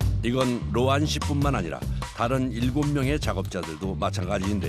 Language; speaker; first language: Korean; native; Korean